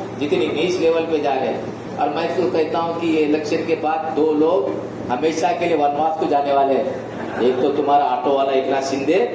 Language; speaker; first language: Hindi; non-native, local second language; Marathi